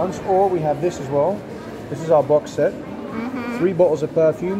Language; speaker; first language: English; native; English